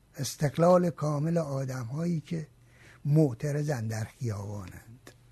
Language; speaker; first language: Persian; native; Persian